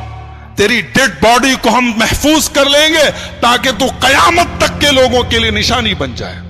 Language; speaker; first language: Urdu; native; Urdu